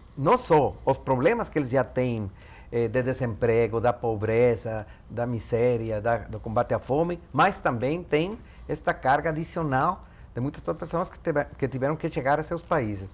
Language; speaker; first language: Portuguese; non-native, fluent; Spanish